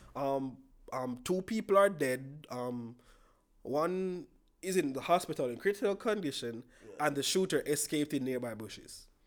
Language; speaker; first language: English; non-native, local second language; Jamaican Creole English